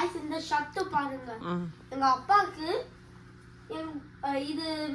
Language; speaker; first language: Tamil; early bilingual, heritage; Tamil